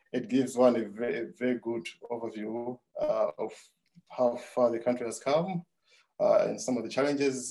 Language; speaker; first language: English; non-native, local second language; Nyanja